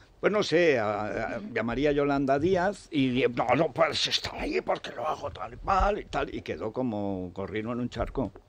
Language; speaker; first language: Spanish; native; Spanish